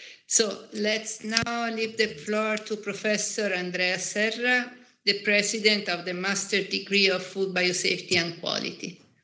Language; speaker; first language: English; non-native, fluent; Italian